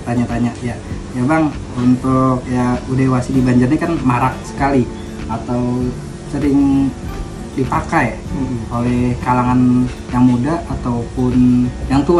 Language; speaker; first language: Indonesian; non-native, local second language; Banjar